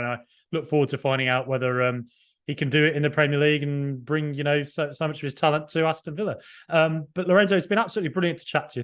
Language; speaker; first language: English; native; English